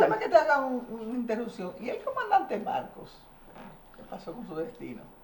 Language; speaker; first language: Spanish; native; Spanish